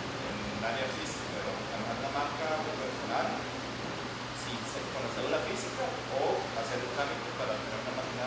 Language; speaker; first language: Spanish; native; Spanish